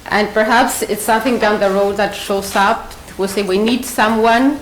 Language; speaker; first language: English; non-native, fluent; Spanish